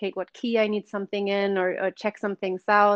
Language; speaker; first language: English; non-native, fluent; Swedish